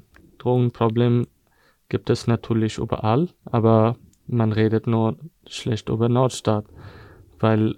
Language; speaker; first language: German; non-native, fluent; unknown